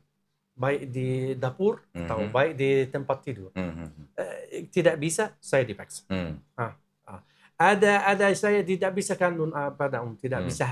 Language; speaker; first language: Indonesian; non-native, learner; Arabic